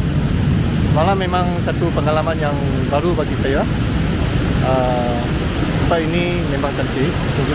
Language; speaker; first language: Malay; non-native, local second language; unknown